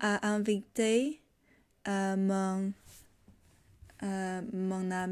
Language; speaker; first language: French; non-native, learner; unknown